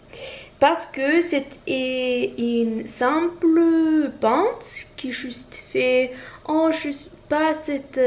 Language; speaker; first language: French; non-native, learner; Norwegian